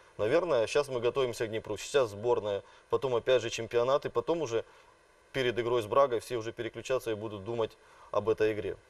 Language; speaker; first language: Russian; native; Russian